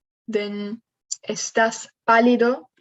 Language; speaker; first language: Spanish; non-native, learner; English